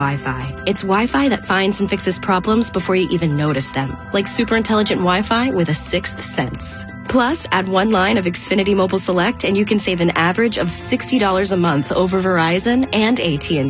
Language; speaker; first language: English; native; English